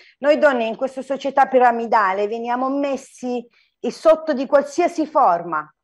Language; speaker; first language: Italian; non-native, fluent; Turkish